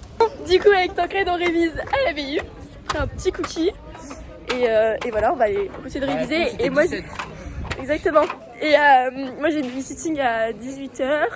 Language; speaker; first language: French; native; French